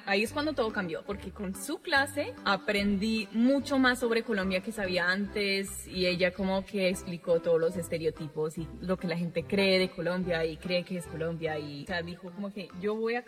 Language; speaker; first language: Spanish; non-native, fluent; English